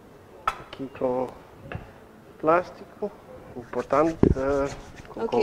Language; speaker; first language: Portuguese; non-native, learner; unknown